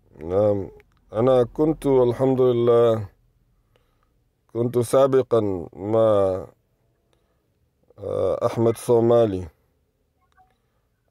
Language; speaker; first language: Arabic; non-native, fluent; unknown